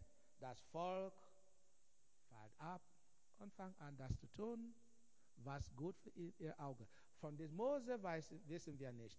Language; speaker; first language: German; non-native, fluent; Igbo